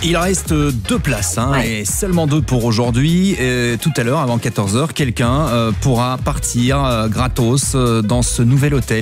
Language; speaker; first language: French; native; French